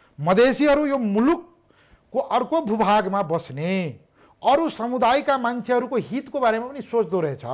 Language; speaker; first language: Nepali; non-native, local second language; Maithili